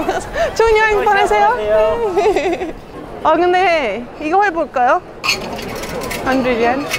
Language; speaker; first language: Korean; non-native, fluent; Estonian